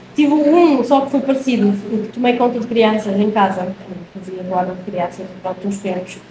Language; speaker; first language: Portuguese; native; Portuguese